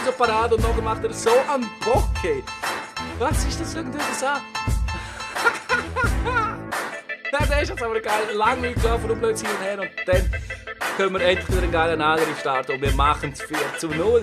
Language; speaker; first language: German; native; German